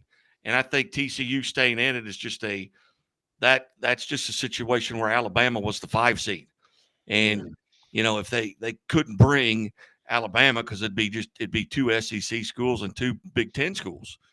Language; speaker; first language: English; native; English